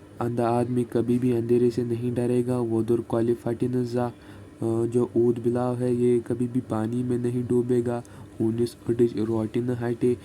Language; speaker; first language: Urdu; non-native, local second language; Kashmiri